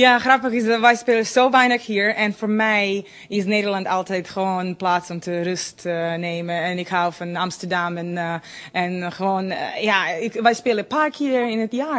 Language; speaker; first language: Dutch; non-native, fluent; Serbian